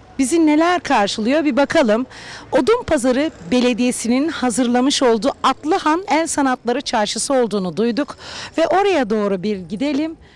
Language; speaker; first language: Turkish; native; Turkish